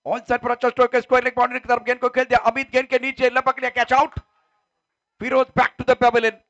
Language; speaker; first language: Hindi; non-native, local second language; Marathi